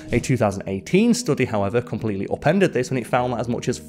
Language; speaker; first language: English; native; English